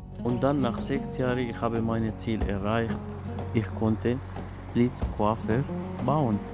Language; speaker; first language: German; non-native, learner; Arabic